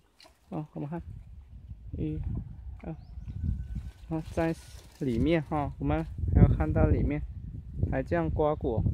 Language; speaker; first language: Chinese; early bilingual, heritage; Chinese